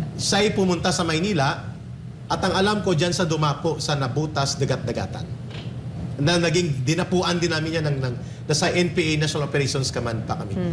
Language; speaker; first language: Filipino; non-native, local second language; Hiligaynon